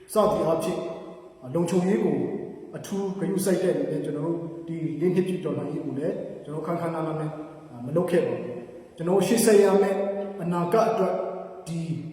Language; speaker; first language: Burmese; non-native, local second language; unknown